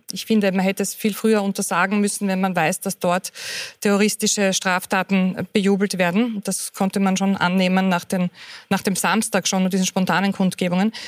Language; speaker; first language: German; native; German